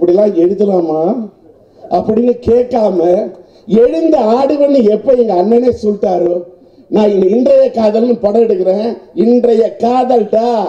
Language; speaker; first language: Tamil; native; Tamil